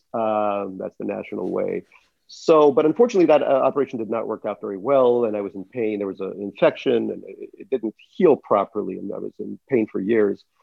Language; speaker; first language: English; early bilingual, other home language; Russian